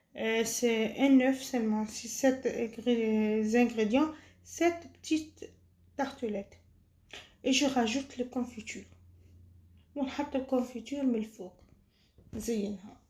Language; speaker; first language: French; non-native, fluent; Arabic